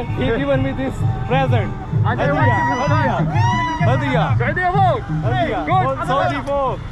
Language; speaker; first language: English; non-native, local second language; Urdu